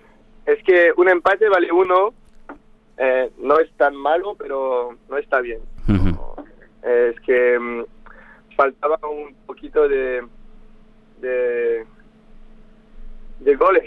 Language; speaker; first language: Spanish; non-native, fluent; French